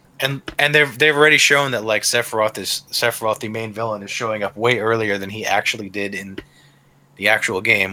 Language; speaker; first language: English; native; English